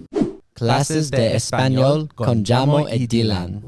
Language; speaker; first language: Spanish; non-native, learner; English